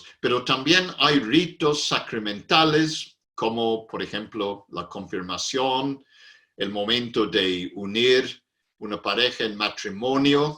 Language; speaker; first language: Spanish; non-native, fluent; English